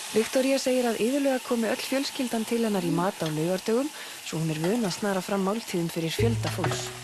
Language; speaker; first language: Icelandic; native; Icelandic